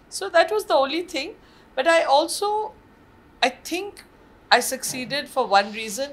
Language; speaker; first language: English; non-native, local second language; Marathi